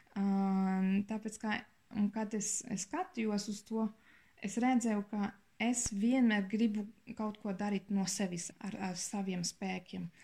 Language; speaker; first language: Latvian; non-native, learner; German